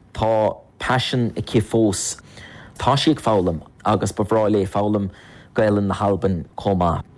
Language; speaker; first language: Irish; native; Irish